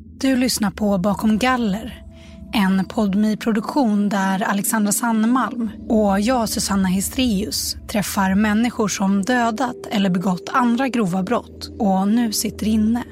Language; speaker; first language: Swedish; native; Swedish